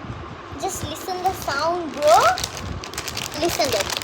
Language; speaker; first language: English; non-native, local second language; Bangla